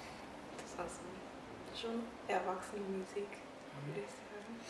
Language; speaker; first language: German; non-native, fluent; Japanese